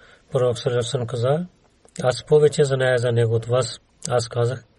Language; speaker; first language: Bulgarian; non-native, learner; Urdu